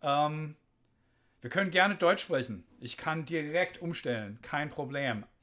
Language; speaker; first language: German; early bilingual, other home language; English